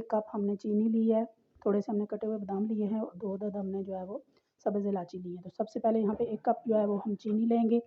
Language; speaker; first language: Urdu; non-native, local second language; Pahari-Potwari